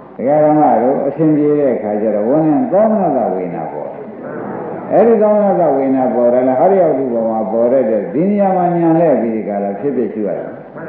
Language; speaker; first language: Burmese; native; Burmese